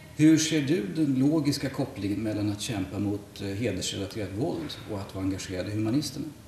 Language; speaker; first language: Swedish; native; Swedish